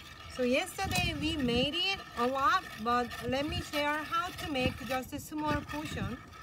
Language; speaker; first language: English; non-native, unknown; Korean